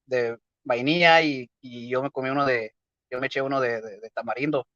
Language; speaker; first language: Spanish; early bilingual, heritage; Spanish